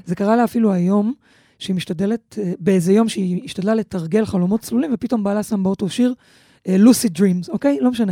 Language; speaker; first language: Hebrew; native; Hebrew